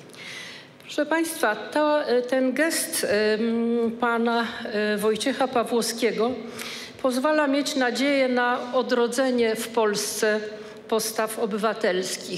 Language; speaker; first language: Polish; native; Polish